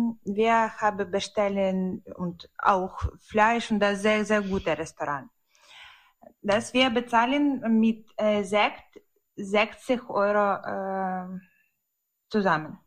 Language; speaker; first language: German; non-native, learner; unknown